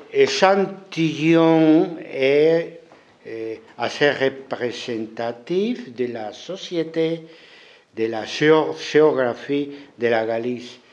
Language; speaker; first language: French; non-native, fluent; Spanish